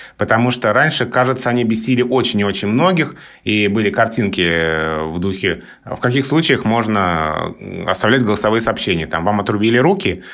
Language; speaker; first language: Russian; native; Russian